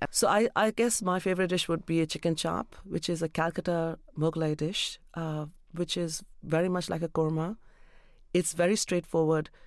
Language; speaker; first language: English; non-native, local second language; Urdu